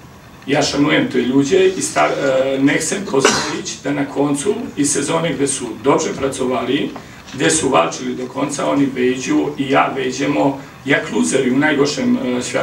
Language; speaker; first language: Polish; non-native, learner; Serbian